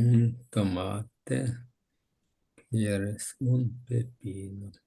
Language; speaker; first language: Spanish; non-native, learner; Ukrainian